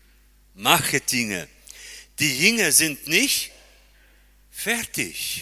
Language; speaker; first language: German; early bilingual, heritage; German